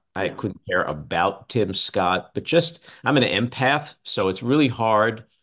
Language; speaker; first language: English; native; English